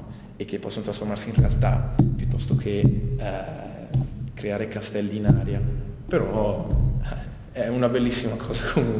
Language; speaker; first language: Italian; native; Italian